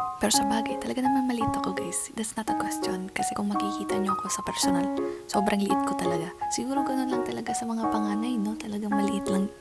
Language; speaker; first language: Filipino; non-native, local second language; Iloko